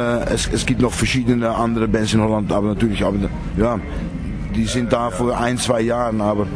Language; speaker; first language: German; non-native, fluent; Dutch